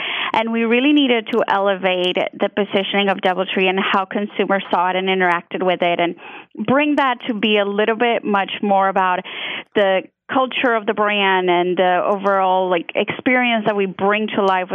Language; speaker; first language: English; non-native, fluent; Spanish